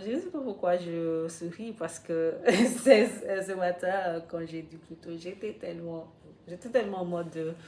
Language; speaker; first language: French; non-native, learner; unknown